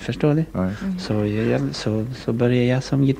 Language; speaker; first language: Swedish; non-native, fluent; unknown